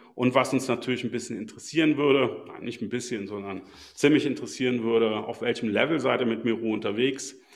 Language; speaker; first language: German; native; German